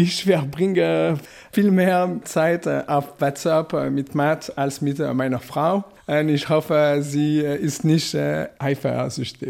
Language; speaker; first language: German; non-native, fluent; French